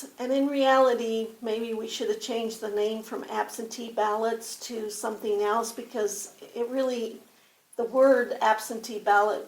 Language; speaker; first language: English; native; English